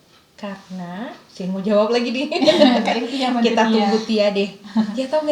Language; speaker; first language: Indonesian; native; Indonesian